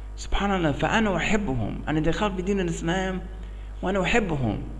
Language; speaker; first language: Arabic; non-native, learner; English